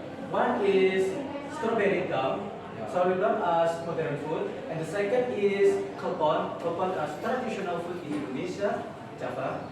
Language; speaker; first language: English; non-native, learner; Indonesian